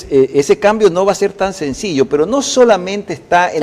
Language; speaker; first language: Spanish; native; Spanish